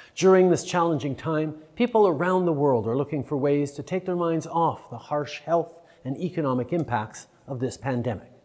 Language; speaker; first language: English; early bilingual, other home language; French